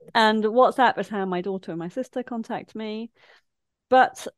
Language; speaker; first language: English; native; English